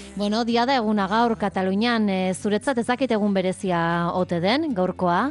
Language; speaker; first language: Basque; native; Basque